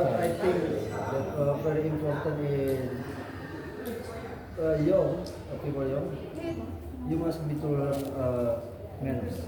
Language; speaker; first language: English; non-native, learner; Indonesian